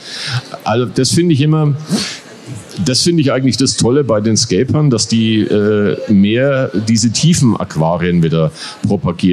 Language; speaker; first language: German; native; German